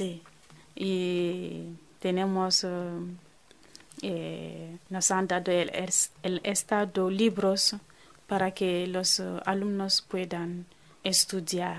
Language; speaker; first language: Spanish; non-native, fluent; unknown